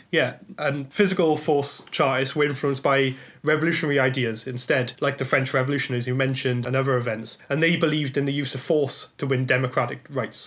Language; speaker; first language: English; native; English